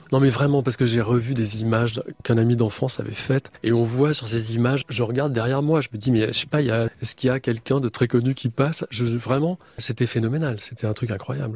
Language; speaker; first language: French; native; French